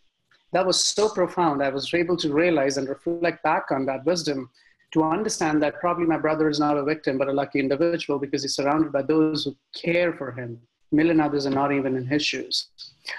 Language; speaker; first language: English; non-native, local second language; Hindi